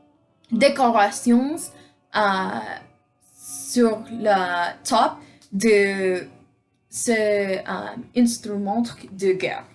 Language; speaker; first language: French; non-native, learner; English